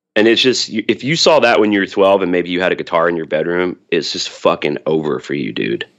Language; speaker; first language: English; native; English